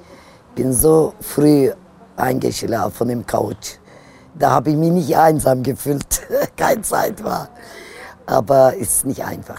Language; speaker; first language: German; non-native, learner; Turkish